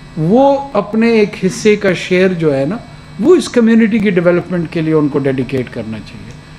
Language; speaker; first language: Urdu; non-native, local second language; Pashto